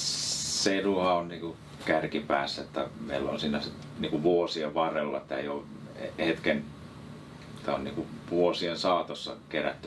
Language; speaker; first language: Finnish; native; Finnish